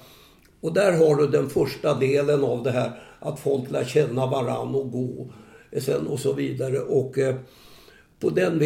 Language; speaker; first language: Swedish; native; Swedish